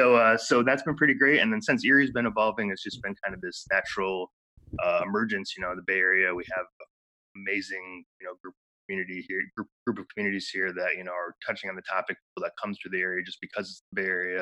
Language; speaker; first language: English; native; English